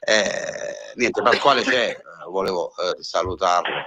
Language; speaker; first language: Italian; native; Italian